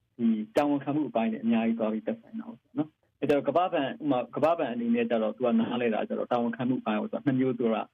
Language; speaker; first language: Burmese; native; Burmese